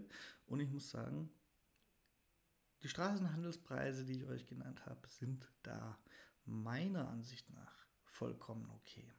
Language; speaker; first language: German; native; German